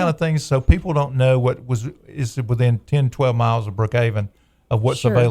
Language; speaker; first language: English; native; English